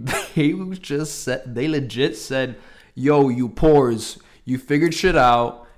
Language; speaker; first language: English; native; English